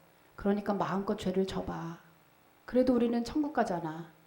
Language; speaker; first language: Korean; native; Korean